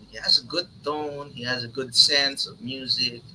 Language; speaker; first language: English; non-native, local second language; Filipino